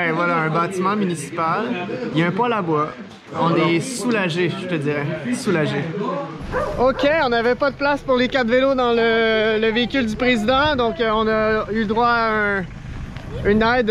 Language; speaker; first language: French; native; French